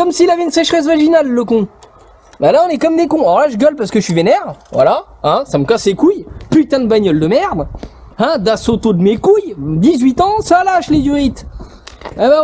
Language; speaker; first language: French; native; French